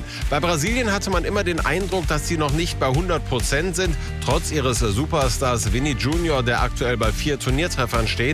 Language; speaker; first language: German; native; German